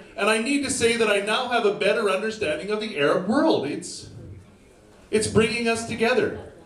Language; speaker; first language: English; native; English